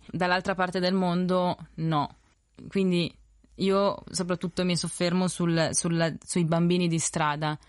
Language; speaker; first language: Italian; early bilingual, other home language; Spanish